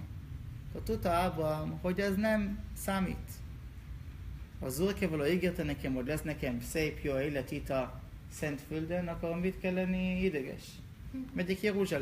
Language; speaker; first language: Hungarian; non-native, learner; Hebrew